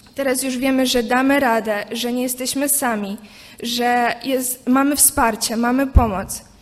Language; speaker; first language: Polish; non-native, fluent; Ukrainian